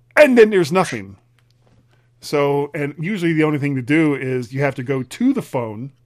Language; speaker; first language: English; native; English